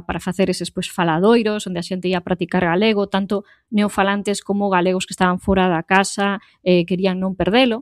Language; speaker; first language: Galician; native; Galician